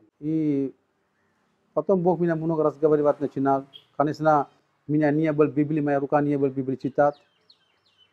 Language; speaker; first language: Russian; non-native, learner; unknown